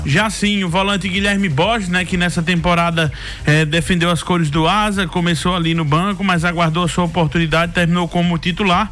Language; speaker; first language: Portuguese; native; Portuguese